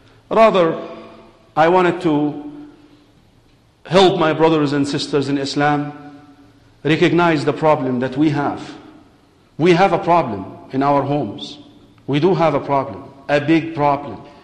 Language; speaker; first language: English; non-native, fluent; Arabic